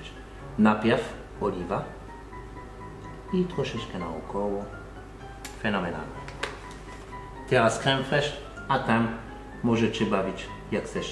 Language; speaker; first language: Polish; non-native, learner; French